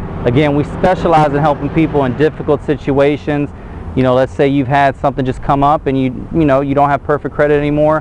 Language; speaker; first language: English; native; English